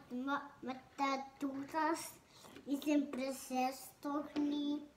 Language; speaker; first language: Dutch; early bilingual, other home language; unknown